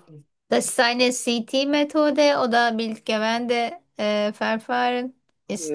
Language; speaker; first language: German; non-native, learner; Turkish